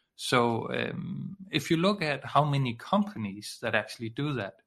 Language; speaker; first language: English; non-native, fluent; Danish